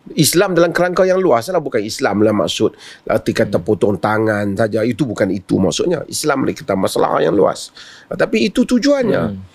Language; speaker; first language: Malay; native; Malay